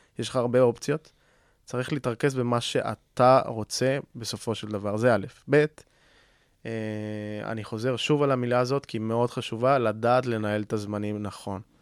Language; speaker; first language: Hebrew; non-native, fluent; Spanish